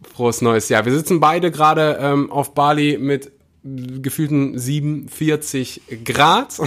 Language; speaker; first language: German; early bilingual, other home language; Russian